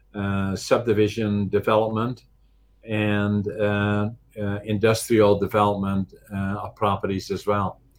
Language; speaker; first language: English; non-native, fluent; Dutch